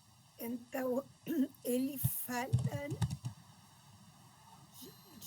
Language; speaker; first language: Portuguese; non-native, fluent; Spanish